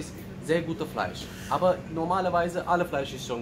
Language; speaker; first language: German; non-native, learner; Turkish